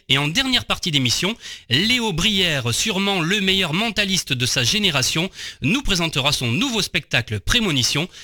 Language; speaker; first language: French; native; French